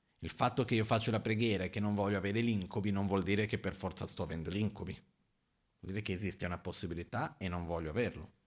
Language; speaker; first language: Italian; non-native, fluent; Portuguese